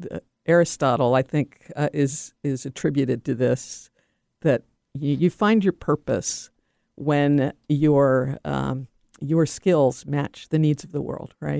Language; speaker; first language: English; native; English